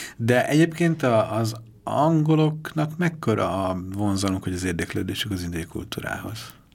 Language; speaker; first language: Hungarian; native; Hungarian